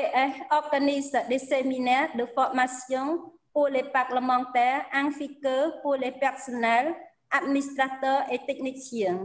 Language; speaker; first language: French; non-native, fluent; Khmer